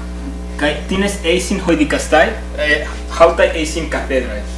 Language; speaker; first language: Greek; non-native, fluent; Spanish